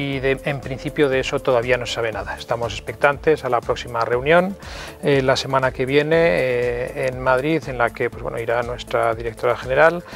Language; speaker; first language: Spanish; native; Spanish